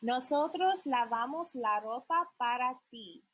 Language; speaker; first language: Spanish; non-native, learner; English